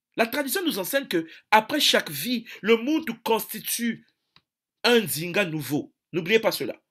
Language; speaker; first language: French; non-native, local second language; Kongo